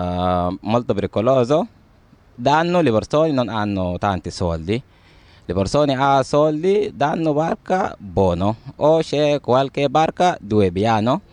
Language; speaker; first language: Italian; non-native, learner; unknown